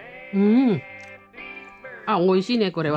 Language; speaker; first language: Japanese; non-native, learner; Filipino